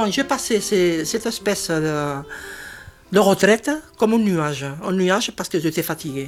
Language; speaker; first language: French; non-native, fluent; Spanish